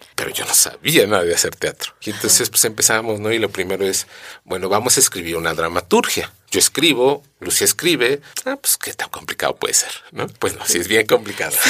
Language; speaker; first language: Spanish; native; Spanish